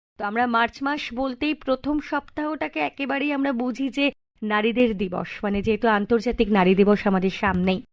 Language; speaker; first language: Bangla; native; Bangla